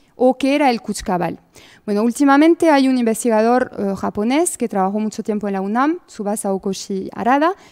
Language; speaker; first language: Spanish; non-native, fluent; French